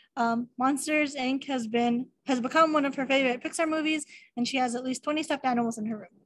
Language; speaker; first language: English; native; English